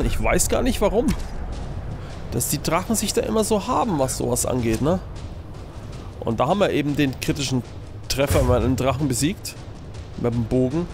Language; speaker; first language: German; native; German